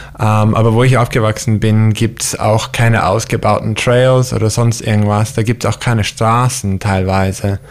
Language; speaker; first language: German; early bilingual, heritage; German